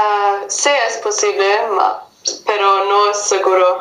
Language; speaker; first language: Spanish; non-native, learner; English